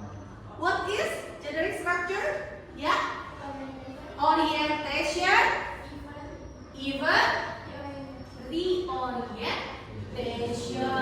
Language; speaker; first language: English; non-native, local second language; Indonesian